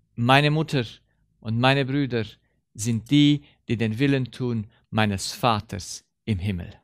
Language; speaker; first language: German; early bilingual, heritage; Romanian